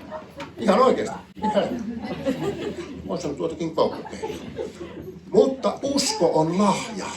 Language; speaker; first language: Finnish; native; Finnish